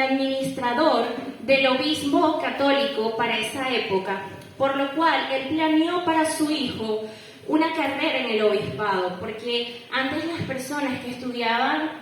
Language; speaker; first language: Spanish; native; Spanish